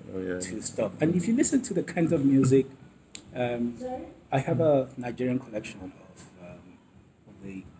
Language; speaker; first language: English; non-native, local second language; Yoruba